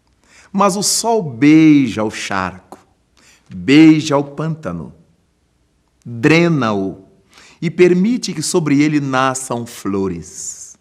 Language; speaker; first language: Portuguese; native; Portuguese